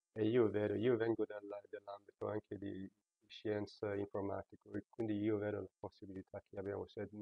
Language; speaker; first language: Italian; non-native, fluent; English